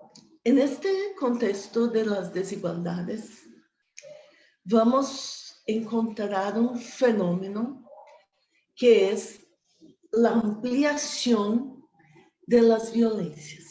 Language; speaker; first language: Spanish; non-native, fluent; Portuguese